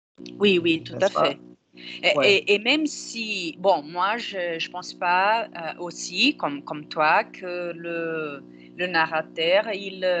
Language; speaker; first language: French; non-native, fluent; Portuguese